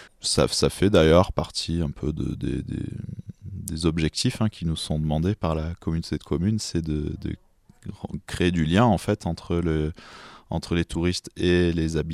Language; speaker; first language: French; native; French